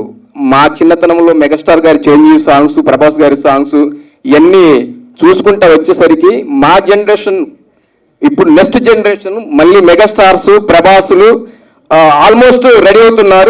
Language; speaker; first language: Telugu; native; Telugu